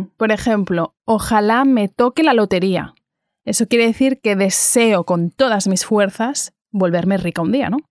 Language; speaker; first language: Spanish; native; Spanish